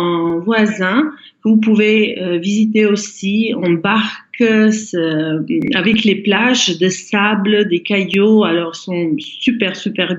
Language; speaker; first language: French; non-native, fluent; Croatian